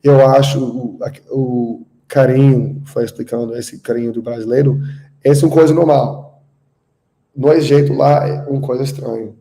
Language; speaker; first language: Portuguese; non-native, learner; English